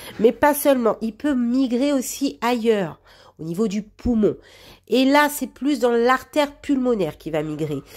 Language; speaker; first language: French; native; French